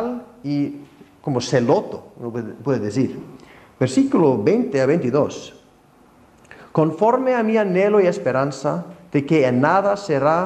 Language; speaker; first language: Spanish; non-native, fluent; Icelandic